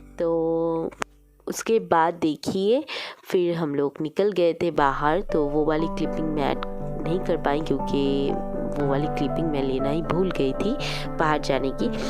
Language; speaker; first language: Hindi; non-native, local second language; Bangla